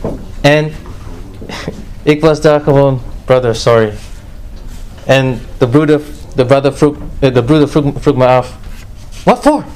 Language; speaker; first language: Dutch; non-native, fluent; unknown